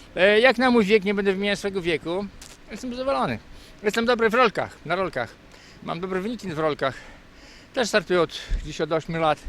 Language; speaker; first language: Polish; native; Polish